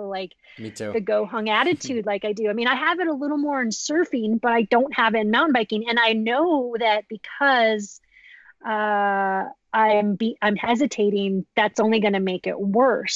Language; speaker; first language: English; native; English